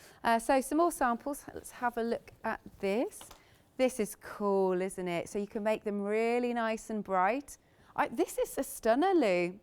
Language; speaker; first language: English; native; English